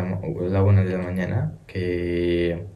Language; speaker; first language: Spanish; early bilingual, other home language; Ukrainian